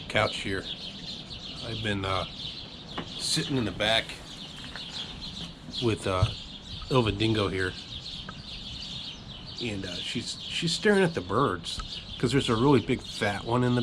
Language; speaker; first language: English; native; English